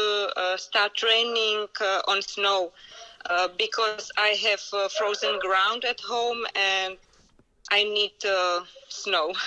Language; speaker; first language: English; non-native, learner; Czech